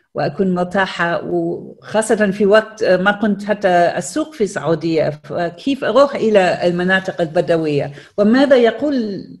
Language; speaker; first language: Arabic; non-native, fluent; German